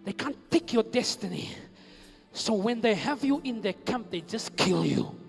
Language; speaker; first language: English; non-native, local second language; Afrikaans